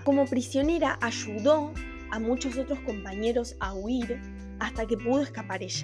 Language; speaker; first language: Spanish; native; Spanish